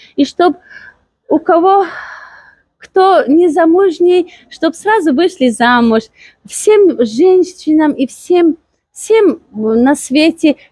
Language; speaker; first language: Russian; non-native, local second language; Tajik